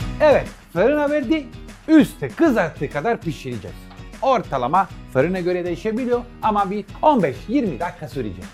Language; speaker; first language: Turkish; non-native, fluent; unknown